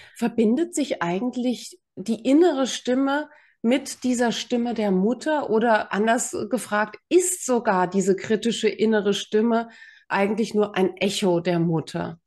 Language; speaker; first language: German; native; German